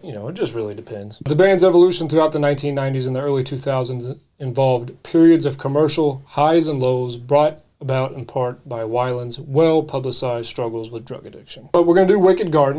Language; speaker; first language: English; native; English